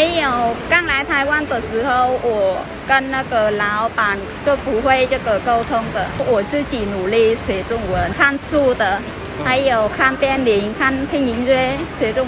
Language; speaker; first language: Chinese; non-native, learner; Vietnamese